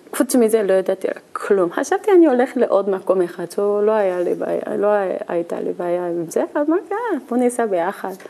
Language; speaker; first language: Hebrew; non-native, learner; Korean